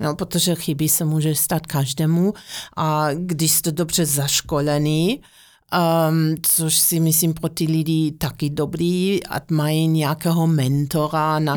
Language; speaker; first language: Czech; non-native, fluent; German